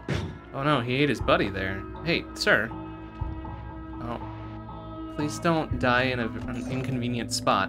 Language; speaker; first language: English; native; English